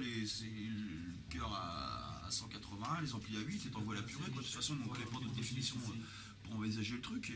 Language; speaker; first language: French; native; French